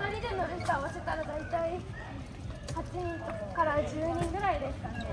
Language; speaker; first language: Japanese; native; Japanese